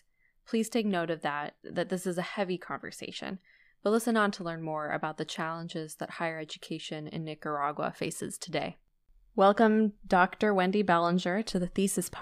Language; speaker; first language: English; native; English